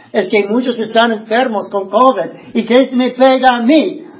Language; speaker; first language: Spanish; non-native, fluent; English